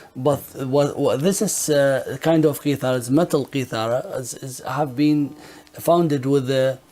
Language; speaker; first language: English; non-native, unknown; Arabic